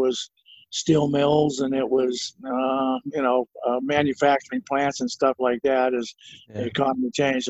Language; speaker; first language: English; native; English